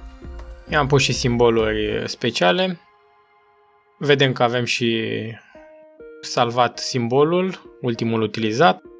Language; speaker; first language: Romanian; native; Romanian